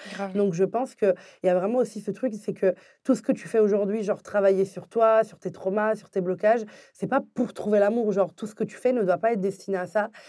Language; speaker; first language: French; early bilingual, other home language; Arabic